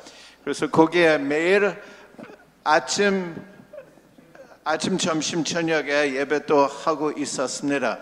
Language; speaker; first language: Korean; non-native, local second language; English